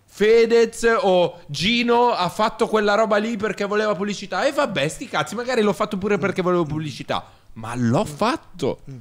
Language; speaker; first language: Italian; native; Italian